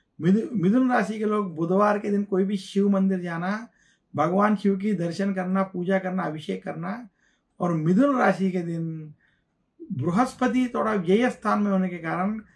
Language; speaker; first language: Hindi; non-native, local second language; Telugu